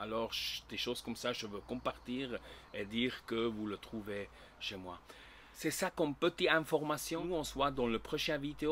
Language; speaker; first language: French; non-native, learner; Spanish